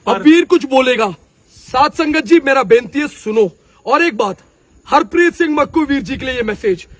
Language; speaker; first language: Hindi; non-native, local second language; Punjabi